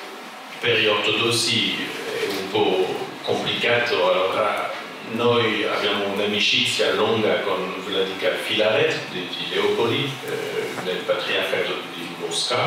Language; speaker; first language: Italian; non-native, fluent; French